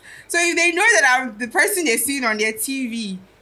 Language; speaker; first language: English; non-native, local second language; Igbo